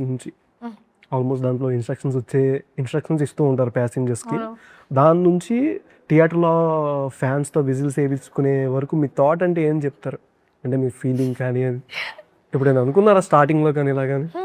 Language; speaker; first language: Telugu; native; Telugu